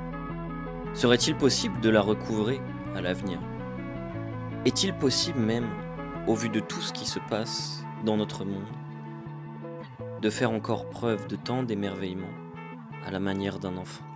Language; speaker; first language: French; native; French